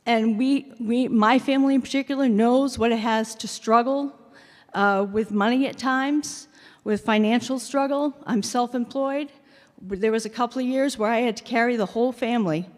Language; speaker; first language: English; early bilingual, other home language; Finnish